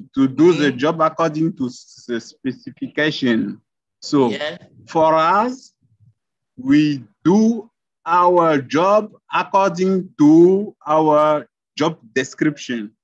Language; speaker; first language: English; non-native, learner; French